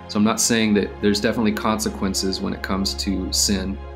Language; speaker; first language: English; native; English